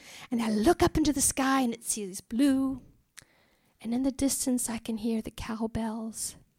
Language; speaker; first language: English; native; English